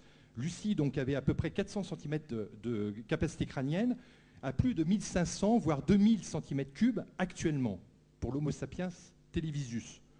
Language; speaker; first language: French; native; French